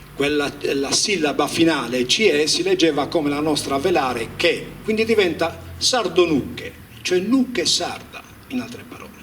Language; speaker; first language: Italian; native; Italian